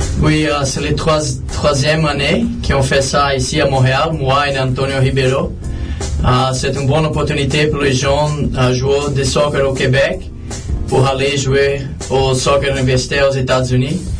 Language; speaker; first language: French; non-native, learner; Portuguese